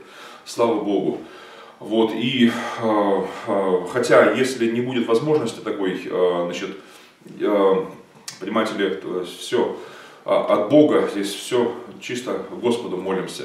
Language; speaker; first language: Russian; native; Russian